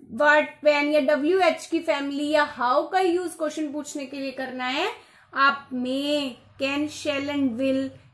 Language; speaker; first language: Hindi; non-native, local second language; Gujarati